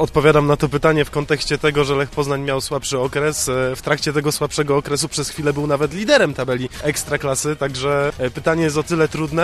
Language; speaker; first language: Polish; native; Polish